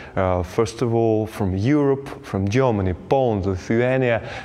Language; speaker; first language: English; non-native, fluent; Belarusian